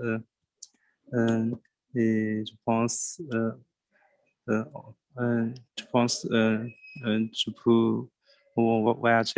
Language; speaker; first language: French; non-native, learner; Chinese